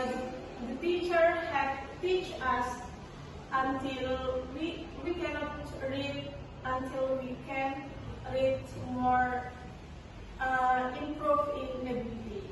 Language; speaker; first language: English; non-native, learner; Indonesian